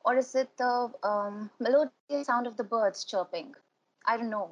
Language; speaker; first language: English; non-native, local second language; Hindi